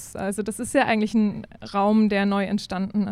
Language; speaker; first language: German; native; German